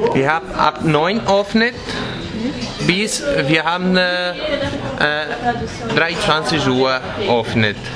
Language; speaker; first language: German; non-native, learner; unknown